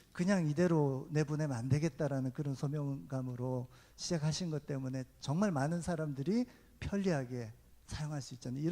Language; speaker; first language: Korean; native; Korean